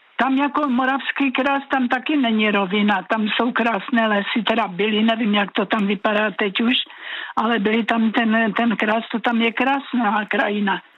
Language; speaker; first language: Czech; native; Czech